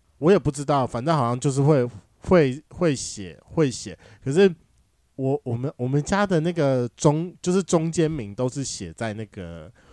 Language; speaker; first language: Chinese; native; Chinese